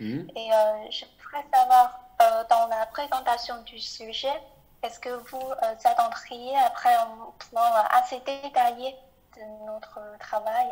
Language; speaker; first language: French; non-native, fluent; Chinese